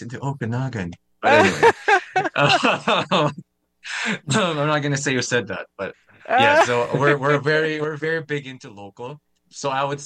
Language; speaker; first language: English; non-native, local second language; Filipino